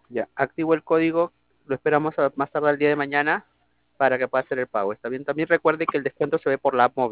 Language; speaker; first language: Spanish; native; Spanish